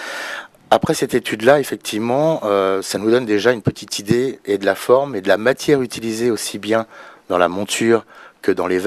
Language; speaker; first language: French; native; French